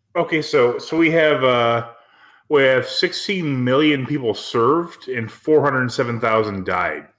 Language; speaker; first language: English; early bilingual, other home language; Lithuanian